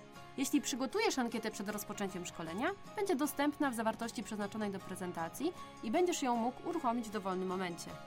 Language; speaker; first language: Polish; native; Polish